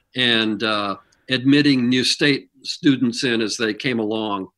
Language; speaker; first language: English; native; English